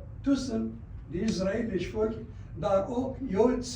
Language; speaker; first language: Dutch; non-native, fluent; Arabic